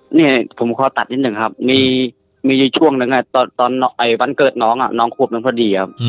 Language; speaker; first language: Thai; non-native, fluent; Khmer